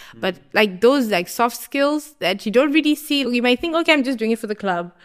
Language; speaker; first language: English; non-native, local second language; Shona